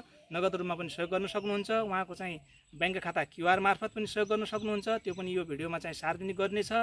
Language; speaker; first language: Nepali; native; Nepali